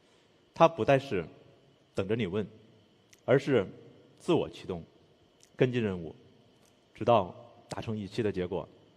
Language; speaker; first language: Chinese; native; Chinese